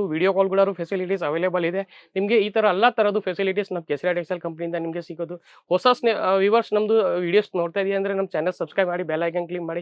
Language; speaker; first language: Kannada; non-native, local second language; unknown